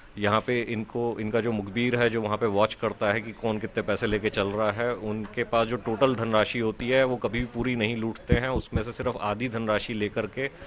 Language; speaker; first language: Hindi; native; Hindi